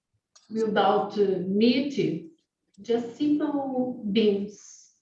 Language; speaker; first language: English; non-native, learner; Portuguese